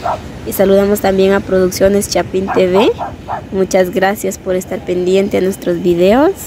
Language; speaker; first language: Spanish; native; Spanish